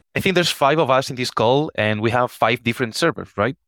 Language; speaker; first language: English; non-native, fluent; Spanish